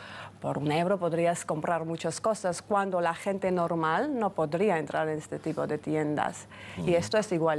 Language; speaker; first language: Spanish; non-native, fluent; Georgian